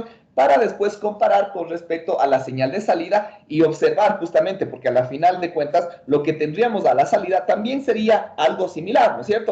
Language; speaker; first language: Spanish; native; Spanish